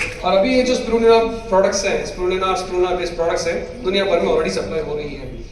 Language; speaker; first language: Hindi; non-native, local second language; Malayalam